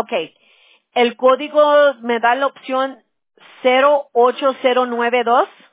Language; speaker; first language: Spanish; early bilingual, heritage; Spanish